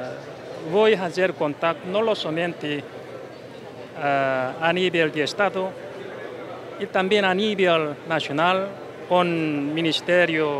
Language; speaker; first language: Spanish; non-native, fluent; Korean